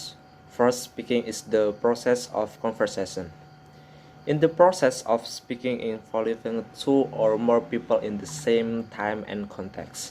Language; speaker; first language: English; non-native, learner; Indonesian